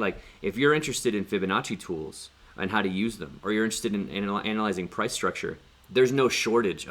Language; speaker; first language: English; native; English